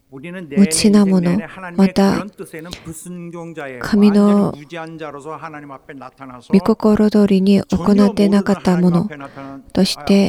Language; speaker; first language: Japanese; non-native, learner; Korean